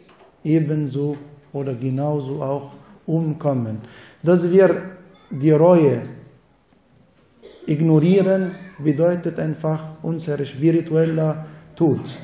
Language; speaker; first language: German; non-native, fluent; Arabic